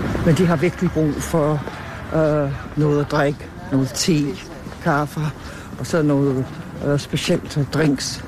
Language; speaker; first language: Danish; non-native, fluent; English